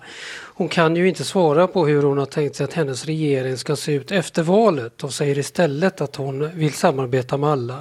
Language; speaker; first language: Swedish; native; Swedish